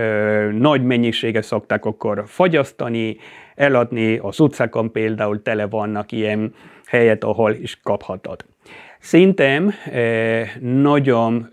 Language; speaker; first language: Hungarian; non-native, fluent; Spanish